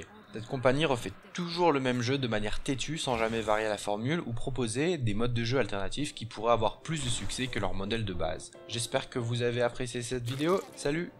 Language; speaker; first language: French; native; French